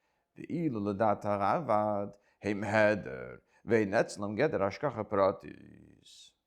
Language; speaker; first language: Hebrew; non-native, fluent; French